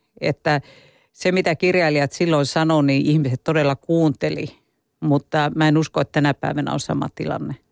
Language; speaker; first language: Finnish; native; Finnish